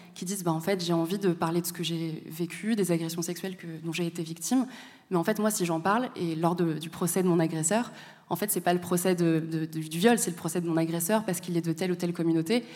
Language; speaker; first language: French; native; French